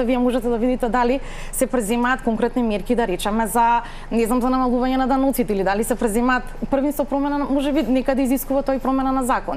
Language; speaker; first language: Macedonian; native; Macedonian